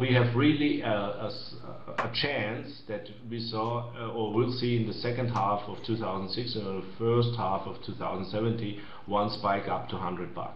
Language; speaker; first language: English; non-native, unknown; German